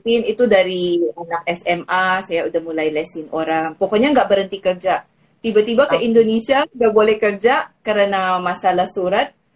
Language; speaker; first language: Indonesian; non-native, fluent; Filipino